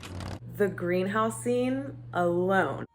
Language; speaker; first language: English; native; English